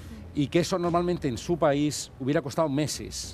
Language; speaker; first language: Spanish; native; Spanish